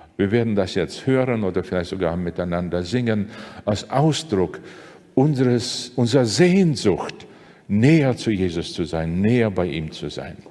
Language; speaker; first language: German; non-native, fluent; Latvian